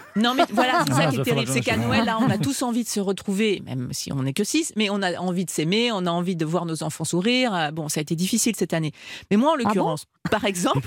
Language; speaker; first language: French; native; French